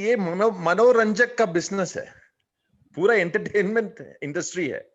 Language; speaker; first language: Hindi; non-native, learner; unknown